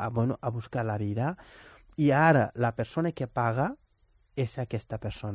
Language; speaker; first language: Catalan; non-native, fluent; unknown